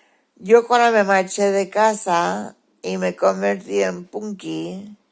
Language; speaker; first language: Spanish; early bilingual, heritage; Spanish